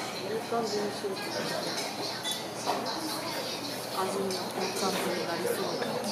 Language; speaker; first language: Japanese; non-native, learner; Chinese